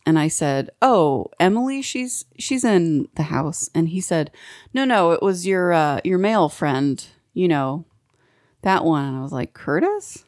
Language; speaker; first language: English; native; English